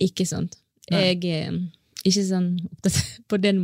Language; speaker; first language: Norwegian; non-native, fluent; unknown